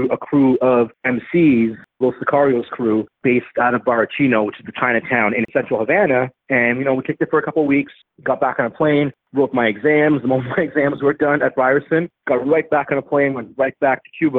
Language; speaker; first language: English; native; English